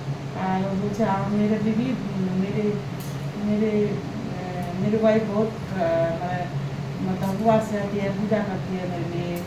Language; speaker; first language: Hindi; non-native, local second language; Bangla